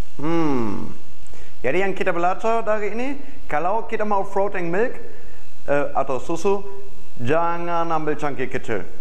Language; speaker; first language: Indonesian; non-native, fluent; German